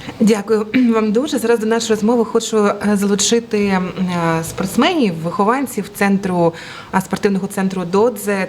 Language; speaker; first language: Ukrainian; native; Ukrainian